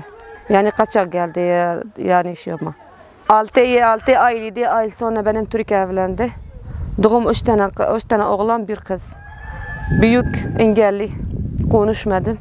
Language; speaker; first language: Turkish; non-native, learner; Arabic